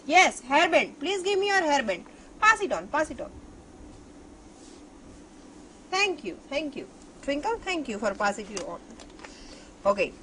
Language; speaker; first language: English; non-native, fluent; Gujarati